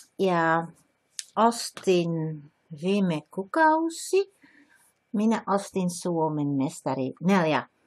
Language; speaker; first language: Finnish; non-native, learner; Dutch